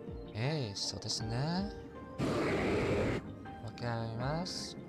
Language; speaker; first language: Japanese; non-native, learner; English